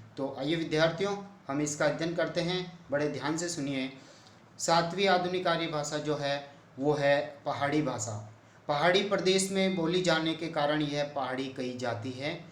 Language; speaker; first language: Hindi; native; Hindi